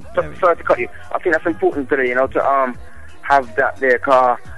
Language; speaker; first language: English; native; English